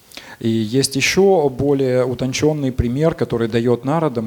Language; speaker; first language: Russian; native; Russian